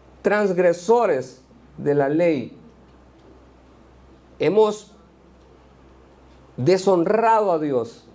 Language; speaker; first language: Spanish; native; Spanish